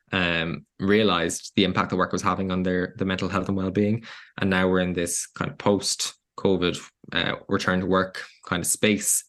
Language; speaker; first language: English; native; English